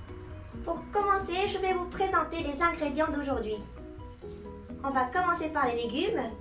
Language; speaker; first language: French; non-native, fluent; Japanese